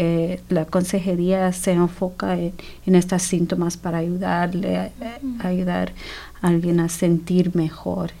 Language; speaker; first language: Spanish; early bilingual, heritage; Spanish